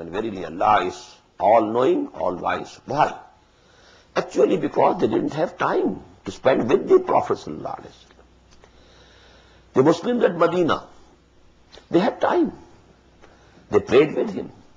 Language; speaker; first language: English; non-native, local second language; Urdu